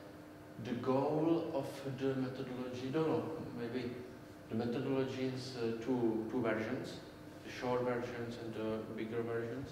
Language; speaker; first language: English; non-native, learner; Czech